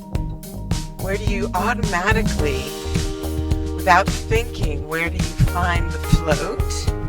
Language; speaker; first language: English; native; English